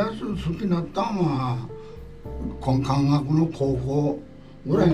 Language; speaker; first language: Japanese; native; Japanese